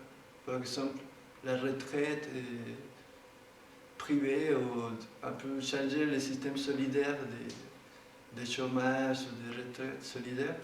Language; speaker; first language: French; non-native, fluent; Spanish